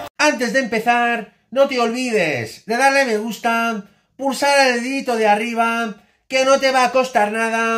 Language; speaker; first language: Spanish; native; Spanish